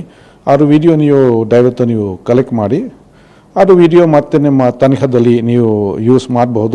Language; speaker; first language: Kannada; non-native, fluent; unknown